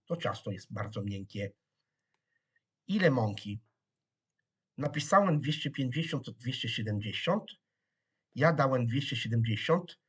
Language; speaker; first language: Polish; non-native, fluent; Italian